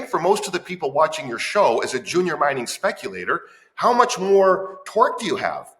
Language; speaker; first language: English; native; English